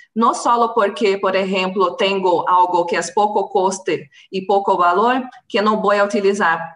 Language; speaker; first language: Spanish; non-native, fluent; Portuguese